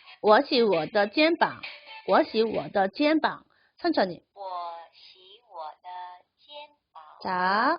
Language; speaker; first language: Chinese; non-native, learner; Korean